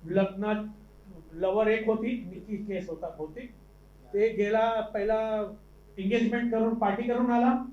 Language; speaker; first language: Marathi; non-native, local second language; Urdu